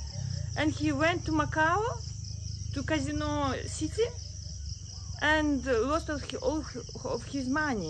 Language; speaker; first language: English; non-native, learner; Russian